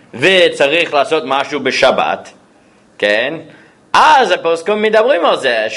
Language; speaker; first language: Hebrew; non-native, fluent; English